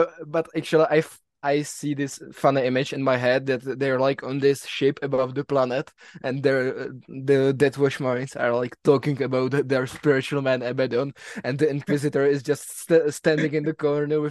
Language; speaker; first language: English; non-native, fluent; Czech